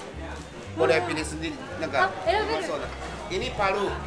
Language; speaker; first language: Indonesian; non-native, fluent; Japanese